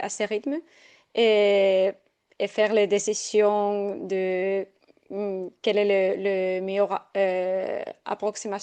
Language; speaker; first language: French; non-native, fluent; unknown